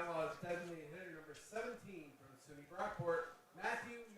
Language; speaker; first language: English; native; English